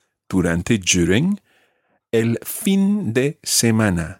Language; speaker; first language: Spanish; non-native, fluent; English